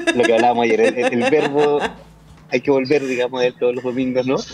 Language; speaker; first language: Spanish; native; Spanish